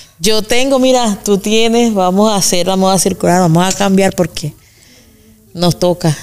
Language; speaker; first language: Spanish; native; Spanish